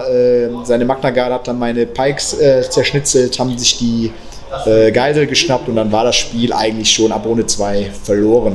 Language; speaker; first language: German; native; German